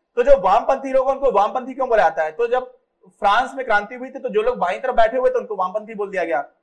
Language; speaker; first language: Hindi; native; Hindi